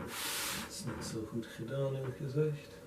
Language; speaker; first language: Dutch; non-native, learner; English